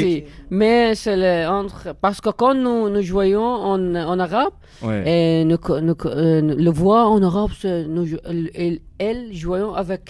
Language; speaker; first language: French; non-native, learner; Arabic